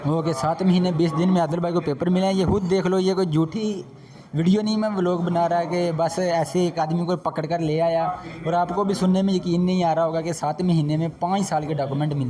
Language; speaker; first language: Hindi; non-native, local second language; Punjabi